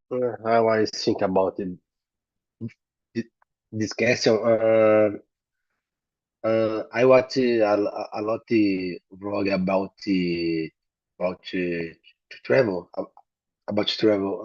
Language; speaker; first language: English; non-native, learner; Portuguese